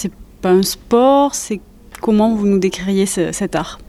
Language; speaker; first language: French; native; French